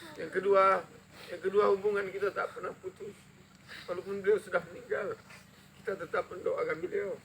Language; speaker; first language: Indonesian; native; Indonesian